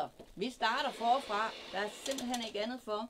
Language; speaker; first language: Danish; native; Danish